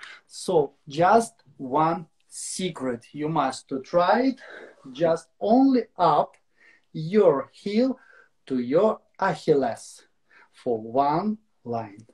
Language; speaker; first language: English; non-native, learner; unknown